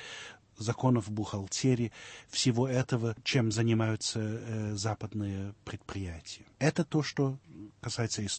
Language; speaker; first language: Russian; early bilingual, heritage; Russian